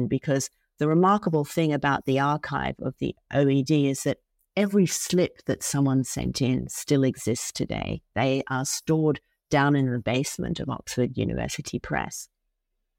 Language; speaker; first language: English; native; English